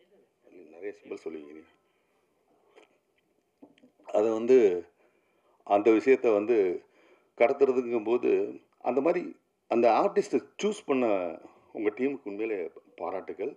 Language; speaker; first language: Tamil; native; Tamil